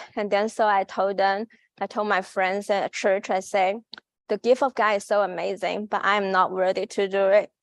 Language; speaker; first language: English; non-native, fluent; Chinese